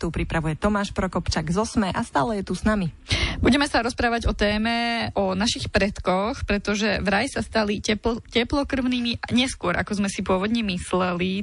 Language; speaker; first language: Slovak; native; Slovak